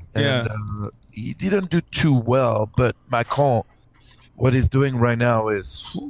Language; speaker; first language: English; non-native, fluent; French